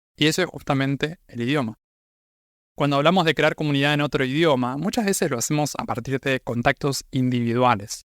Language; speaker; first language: Spanish; native; Spanish